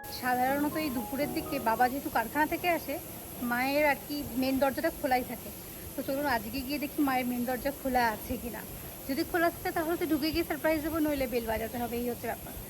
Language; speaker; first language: Bangla; native; Bangla